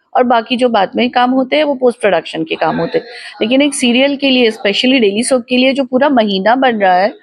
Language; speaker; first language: Hindi; non-native, local second language; Gujarati